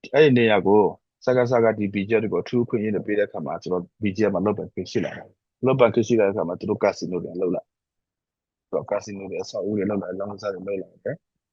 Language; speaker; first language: Burmese; non-native, local second language; S'gaw Karen